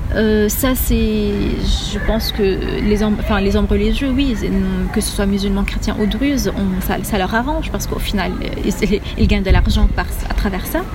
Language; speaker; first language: French; non-native, local second language; Arabic